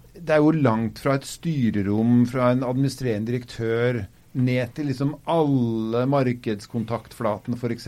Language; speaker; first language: Norwegian; native; Norwegian